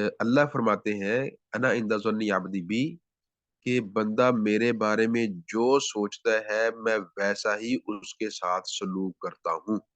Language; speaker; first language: Urdu; non-native, local second language; Punjabi